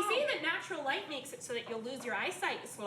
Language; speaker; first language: English; native; English